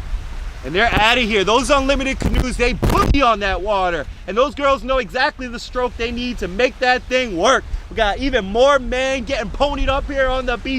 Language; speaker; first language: English; native; English